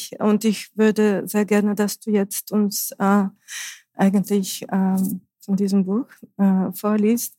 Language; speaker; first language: German; non-native, fluent; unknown